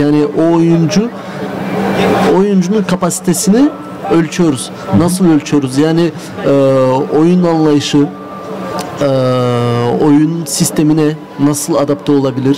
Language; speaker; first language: Turkish; early bilingual, heritage; Turkish